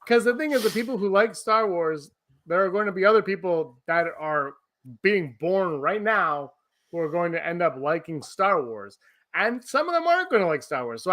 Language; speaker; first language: English; native; English